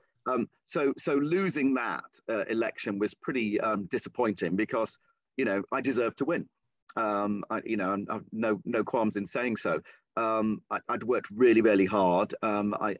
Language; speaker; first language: English; native; English